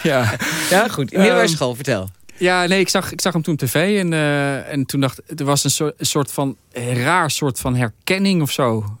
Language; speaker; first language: Dutch; native; Dutch